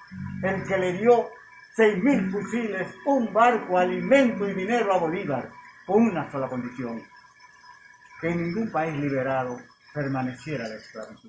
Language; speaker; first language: Spanish; native; Spanish